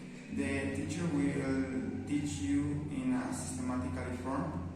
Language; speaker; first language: English; non-native, learner; Spanish